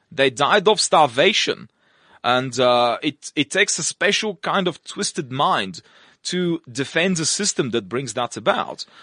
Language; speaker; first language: English; non-native, fluent; Russian